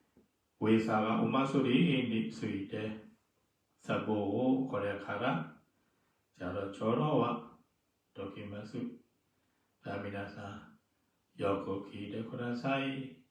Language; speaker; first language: Japanese; non-native, fluent; Burmese